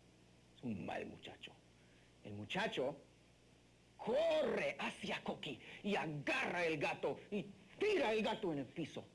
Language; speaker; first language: Spanish; non-native, fluent; English